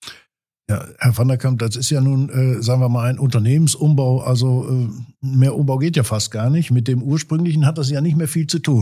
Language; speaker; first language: German; native; German